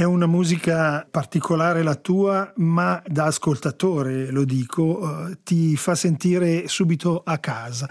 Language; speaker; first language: Italian; native; Italian